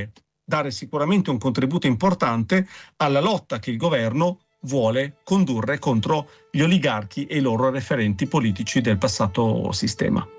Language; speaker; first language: Italian; native; Italian